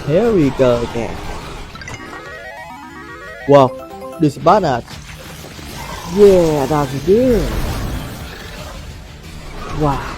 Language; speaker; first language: English; non-native, learner; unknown